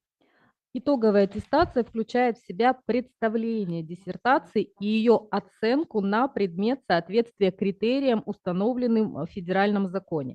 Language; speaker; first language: Russian; native; Russian